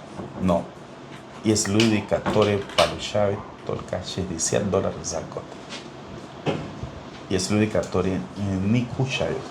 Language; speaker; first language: Russian; non-native, fluent; Spanish